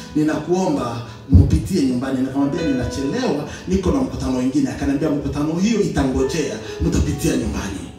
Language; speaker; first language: Swahili; native; Swahili